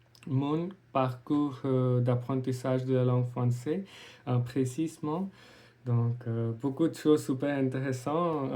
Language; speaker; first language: French; non-native, learner; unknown